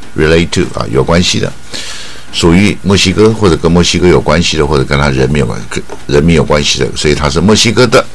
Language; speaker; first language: Chinese; native; Chinese